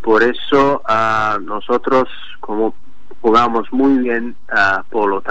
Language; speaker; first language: Spanish; non-native, learner; Azerbaijani